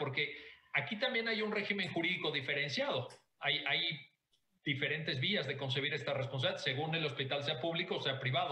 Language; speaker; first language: Spanish; native; Spanish